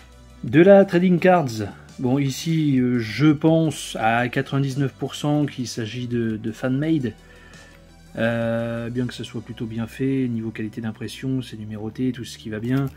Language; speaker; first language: French; native; French